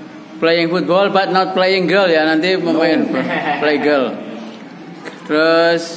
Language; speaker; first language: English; non-native, fluent; Indonesian